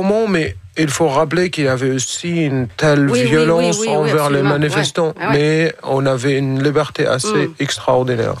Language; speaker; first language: French; non-native, fluent; Arabic